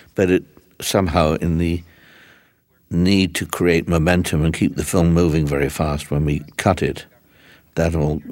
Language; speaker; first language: English; native; English